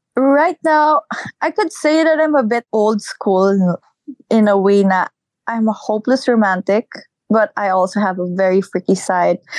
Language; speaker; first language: English; non-native, local second language; Filipino